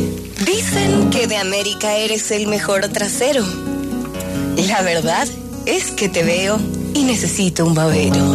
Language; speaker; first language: Spanish; native; Spanish